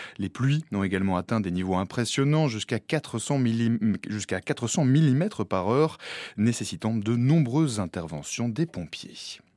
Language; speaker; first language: French; native; French